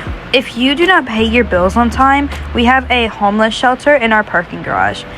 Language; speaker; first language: English; native; English